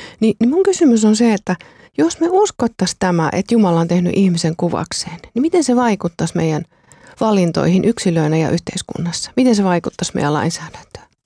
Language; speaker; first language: Finnish; native; Finnish